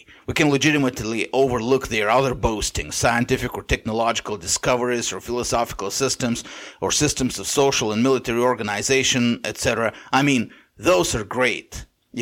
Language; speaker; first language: English; non-native, fluent; Bulgarian